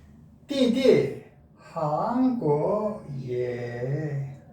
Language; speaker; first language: Chinese; non-native, learner; Korean